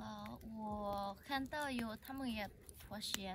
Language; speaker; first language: Chinese; non-native, learner; Lao